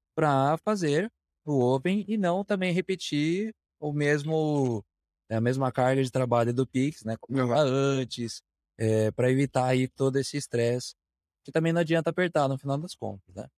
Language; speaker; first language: Portuguese; native; Portuguese